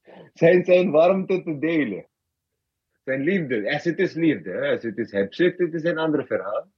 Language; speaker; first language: Dutch; non-native, fluent; Malayalam